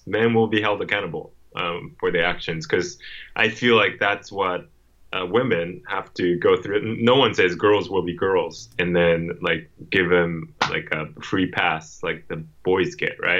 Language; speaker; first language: English; non-native, fluent; Japanese